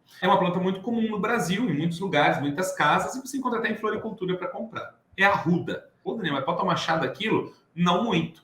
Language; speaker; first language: Portuguese; native; Portuguese